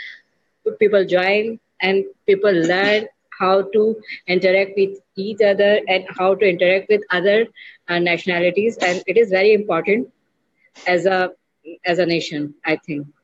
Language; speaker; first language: English; non-native, learner; Urdu